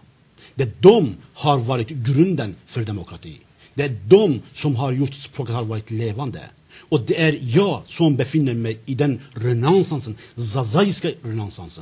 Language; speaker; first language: Swedish; non-native, fluent; Zaza